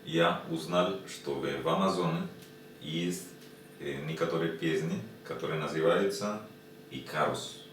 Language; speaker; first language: Russian; non-native, learner; Spanish